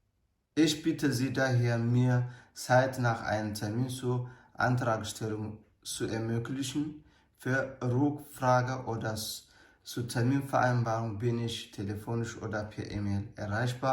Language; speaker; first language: German; non-native, learner; Amharic